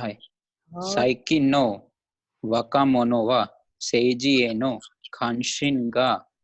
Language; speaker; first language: Japanese; non-native, learner; Hindi